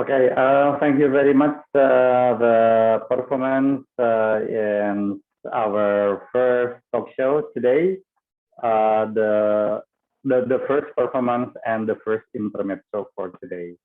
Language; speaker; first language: English; non-native, fluent; Indonesian